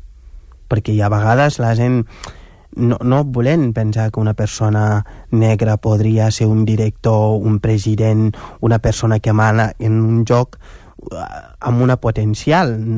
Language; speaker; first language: Catalan; non-native, fluent; Wolof